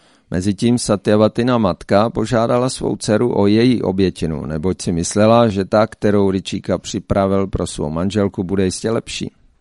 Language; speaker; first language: Czech; native; Czech